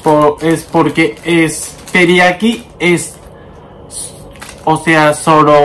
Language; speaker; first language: Spanish; non-native, learner; Japanese